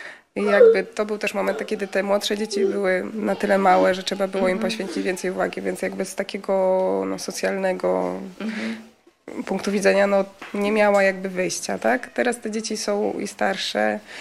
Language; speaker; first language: Polish; native; Polish